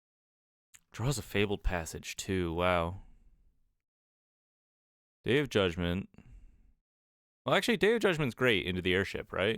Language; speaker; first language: English; native; English